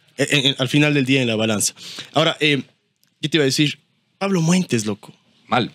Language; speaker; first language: Spanish; native; Spanish